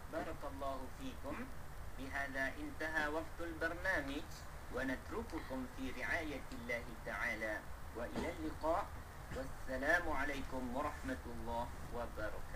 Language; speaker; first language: Arabic; non-native, fluent; Malay